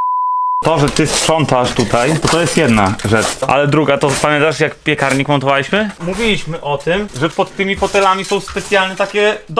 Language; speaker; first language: Polish; native; Polish